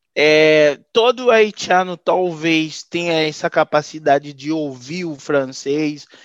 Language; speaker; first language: Portuguese; non-native, fluent; Haitian Creole